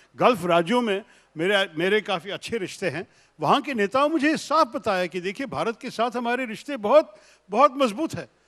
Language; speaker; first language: Hindi; non-native, local second language; Malayalam